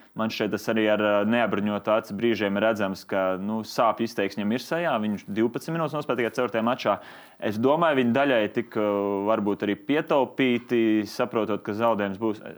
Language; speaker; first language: Latvian; native; Latvian